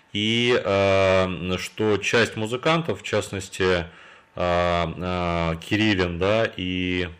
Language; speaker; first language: Russian; native; Russian